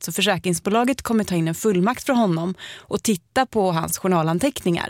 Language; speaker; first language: Swedish; native; Swedish